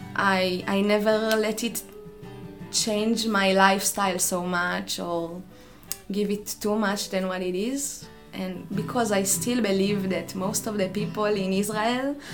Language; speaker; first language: English; non-native, fluent; Hebrew